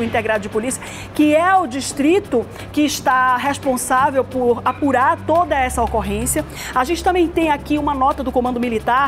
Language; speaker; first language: Portuguese; native; Portuguese